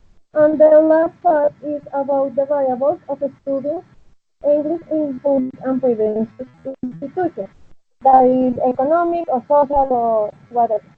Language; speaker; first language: English; non-native, learner; Spanish